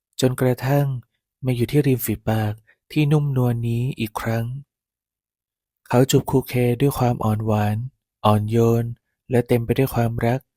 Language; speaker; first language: Thai; native; Thai